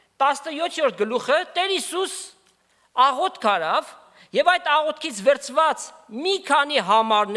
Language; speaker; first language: Armenian; native; Armenian